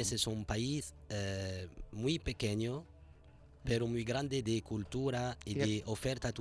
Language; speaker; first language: Spanish; non-native, fluent; Arabic